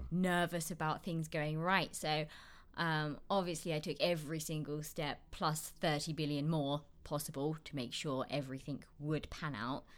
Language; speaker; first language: English; native; English